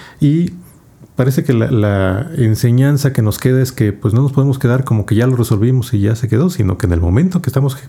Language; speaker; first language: Spanish; native; Spanish